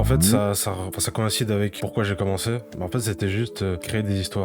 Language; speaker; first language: French; native; French